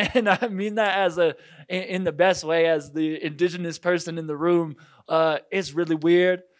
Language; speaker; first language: English; native; English